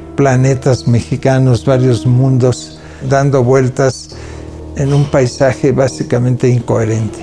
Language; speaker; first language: Spanish; non-native, local second language; Catalan